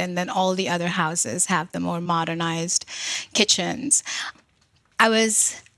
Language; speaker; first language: English; non-native, local second language; Malayalam